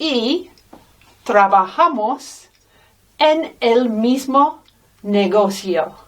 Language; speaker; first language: Spanish; non-native, fluent; English